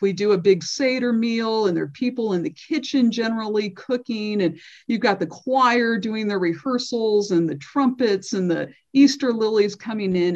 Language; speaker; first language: English; native; English